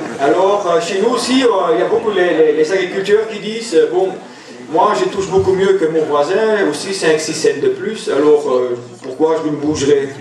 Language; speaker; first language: French; non-native, local second language; German